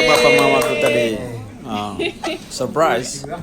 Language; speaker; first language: Indonesian; non-native, local second language; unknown